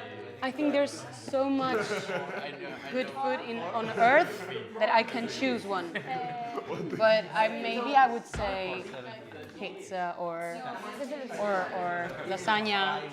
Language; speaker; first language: English; non-native, learner; Spanish